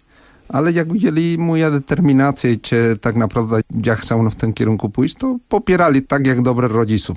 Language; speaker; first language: Polish; non-native, fluent; Spanish